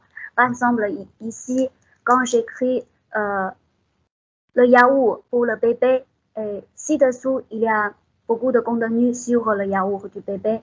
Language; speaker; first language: French; non-native, fluent; Chinese